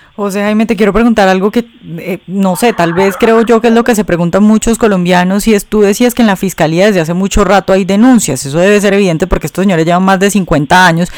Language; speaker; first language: Spanish; native; Spanish